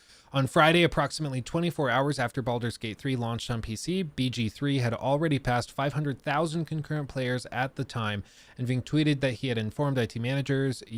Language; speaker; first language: English; native; English